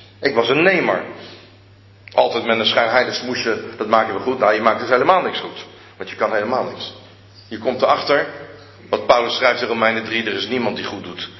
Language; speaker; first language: Dutch; native; Dutch